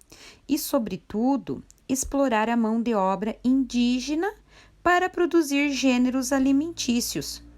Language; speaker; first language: Portuguese; native; Portuguese